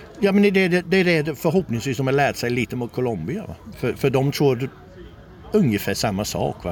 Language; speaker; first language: Swedish; non-native, fluent; English